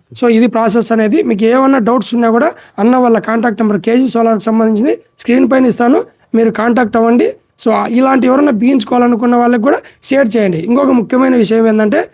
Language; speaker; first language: Telugu; native; Telugu